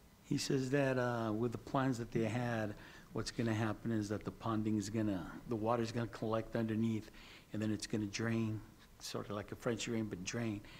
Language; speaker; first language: English; native; English